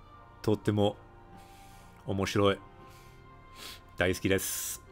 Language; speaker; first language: Japanese; non-native, fluent; English